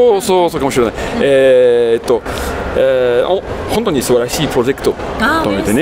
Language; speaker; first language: Japanese; non-native, fluent; French